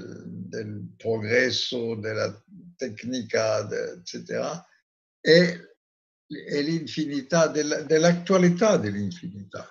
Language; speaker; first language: Italian; non-native, fluent; French